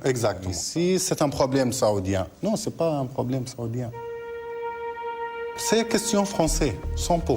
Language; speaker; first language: French; non-native, learner; Arabic